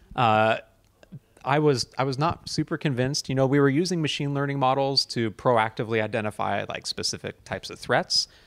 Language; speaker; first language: English; native; English